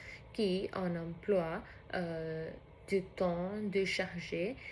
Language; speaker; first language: French; non-native, learner; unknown